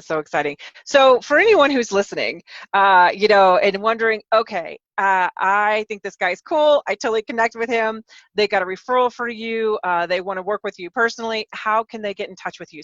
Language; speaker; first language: English; native; English